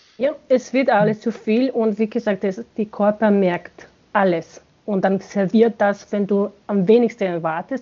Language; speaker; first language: German; non-native, fluent; Bosnian